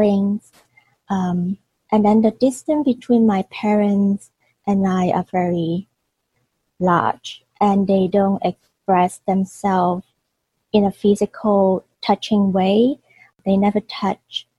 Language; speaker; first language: English; non-native, local second language; Cantonese